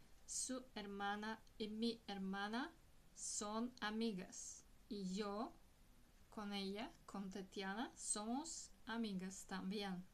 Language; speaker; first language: Spanish; non-native, learner; Russian